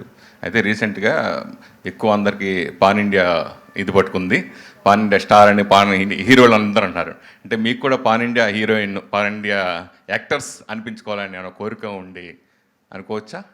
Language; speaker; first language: Telugu; native; Telugu